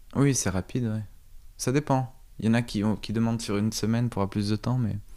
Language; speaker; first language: French; native; French